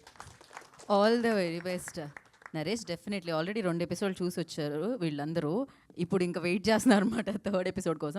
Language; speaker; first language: Telugu; native; Telugu